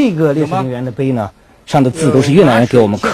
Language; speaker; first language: Chinese; native; Chinese